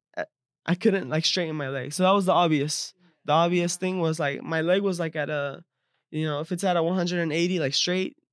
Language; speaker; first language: English; early bilingual, other home language; Spanish